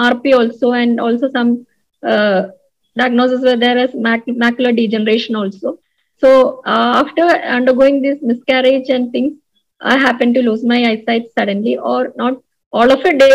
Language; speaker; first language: English; non-native, local second language; Malayalam